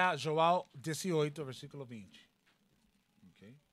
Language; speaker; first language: Portuguese; non-native, learner; Spanish